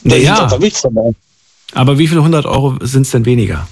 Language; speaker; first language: German; native; German